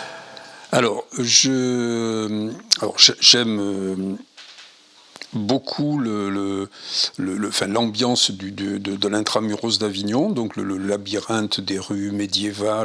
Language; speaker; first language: French; native; French